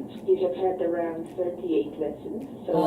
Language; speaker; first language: English; non-native, fluent; Bosnian